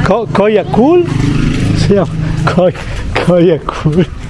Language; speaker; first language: Spanish; non-native, fluent; Italian